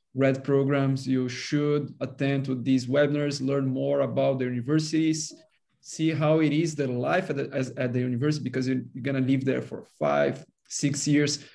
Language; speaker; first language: English; non-native, fluent; Portuguese